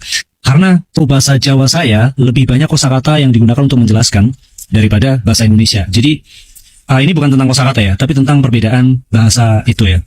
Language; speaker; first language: Indonesian; non-native, local second language; Javanese